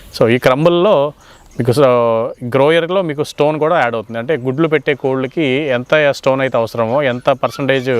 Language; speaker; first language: Telugu; native; Telugu